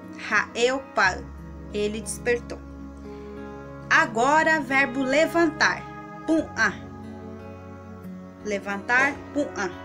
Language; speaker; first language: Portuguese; non-native, local second language; Guarani